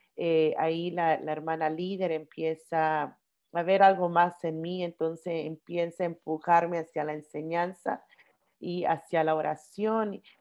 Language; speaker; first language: Spanish; early bilingual, heritage; Spanish